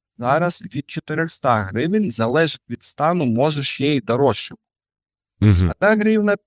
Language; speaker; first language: Ukrainian; native; Ukrainian